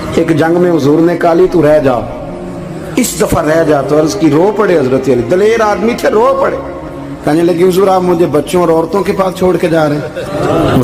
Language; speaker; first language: Urdu; non-native, local second language; Punjabi